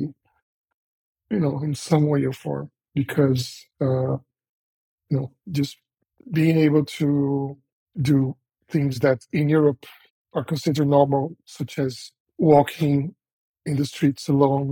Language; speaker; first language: English; non-native, fluent; Portuguese